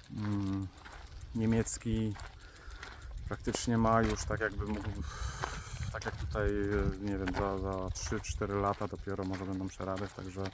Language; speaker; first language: Polish; native; Polish